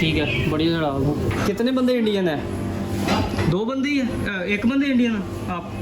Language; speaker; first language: Hindi; non-native, local second language; Punjabi